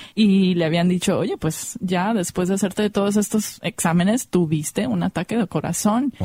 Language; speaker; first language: Spanish; early bilingual, heritage; Spanish